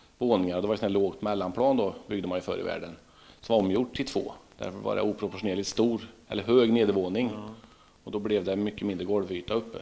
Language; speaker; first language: Swedish; native; Swedish